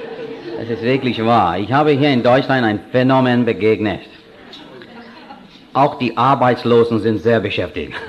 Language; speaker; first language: German; non-native, fluent; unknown